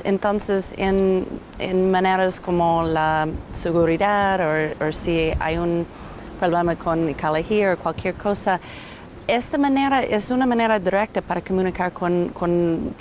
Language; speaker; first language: Spanish; non-native, learner; English